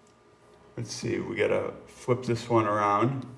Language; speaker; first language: English; native; English